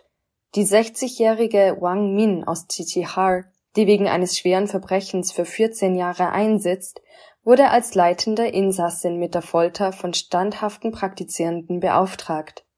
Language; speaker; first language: German; native; German